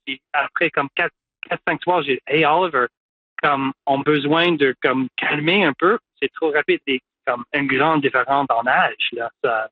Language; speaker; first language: French; non-native, local second language; English